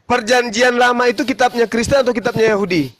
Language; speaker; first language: Indonesian; native; Indonesian